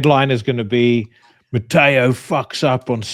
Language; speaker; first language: English; native; English